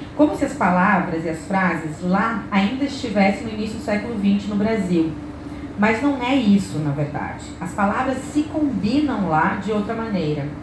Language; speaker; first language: Portuguese; native; Portuguese